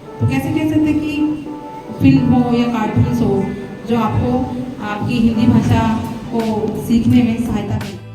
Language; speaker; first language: Hindi; non-native, local second language; Marathi